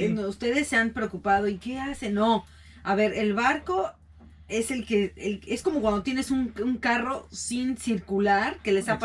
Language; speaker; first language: Spanish; native; Spanish